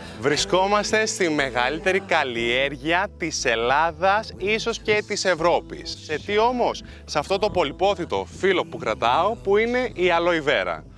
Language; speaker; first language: Greek; native; Greek